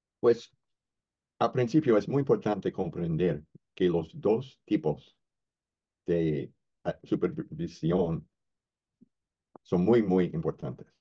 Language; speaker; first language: Spanish; non-native, fluent; English